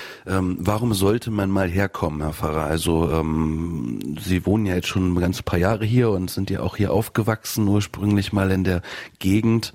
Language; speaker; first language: German; native; German